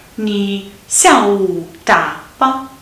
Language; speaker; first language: Chinese; non-native, learner; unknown